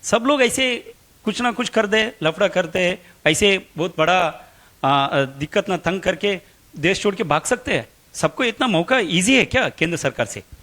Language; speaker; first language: Hindi; non-native, local second language; Kannada